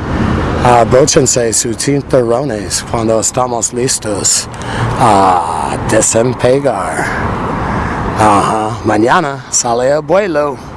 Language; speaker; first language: Spanish; non-native, learner; English